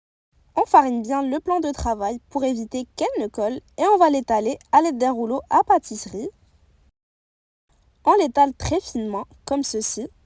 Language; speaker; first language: French; native; French